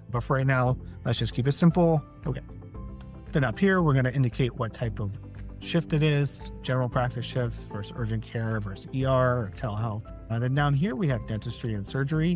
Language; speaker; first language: English; native; English